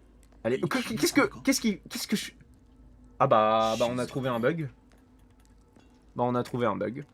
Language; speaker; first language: French; native; French